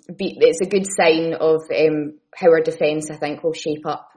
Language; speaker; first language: English; native; English